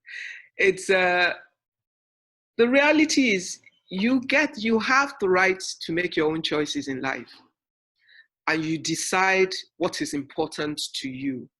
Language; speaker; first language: English; non-native, local second language; Yoruba